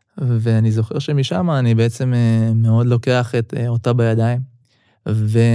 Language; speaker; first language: Hebrew; early bilingual, other home language; Russian